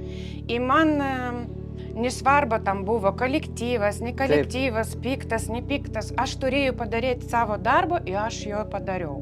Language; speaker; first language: Lithuanian; non-native, learner; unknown